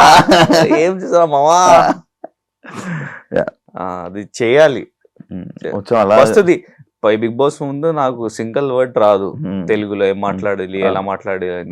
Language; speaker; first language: Telugu; non-native, learner; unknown